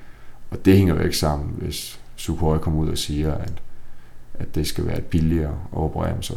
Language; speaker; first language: Danish; native; Danish